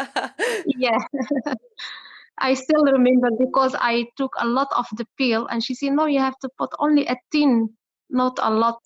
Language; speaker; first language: English; non-native, learner; Arabic